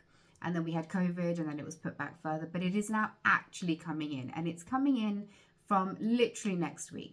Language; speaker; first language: English; native; English